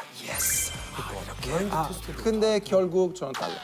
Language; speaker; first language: Korean; non-native, learner; Italian